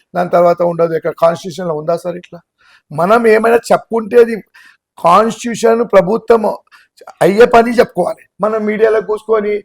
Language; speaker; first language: Telugu; non-native, local second language; Gujarati